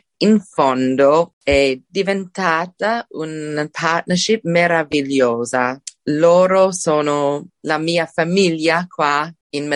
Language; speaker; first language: Italian; non-native, fluent; English